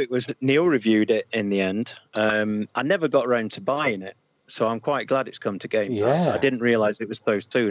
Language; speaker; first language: English; native; English